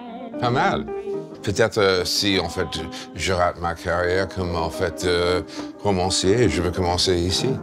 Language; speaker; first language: French; non-native, fluent; English